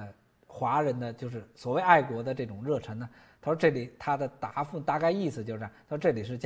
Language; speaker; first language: Chinese; native; Chinese